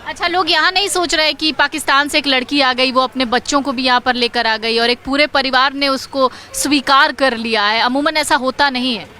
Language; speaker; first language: Hindi; native; Hindi